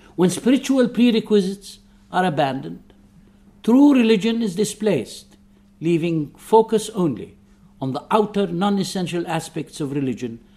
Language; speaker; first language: English; non-native, fluent; Arabic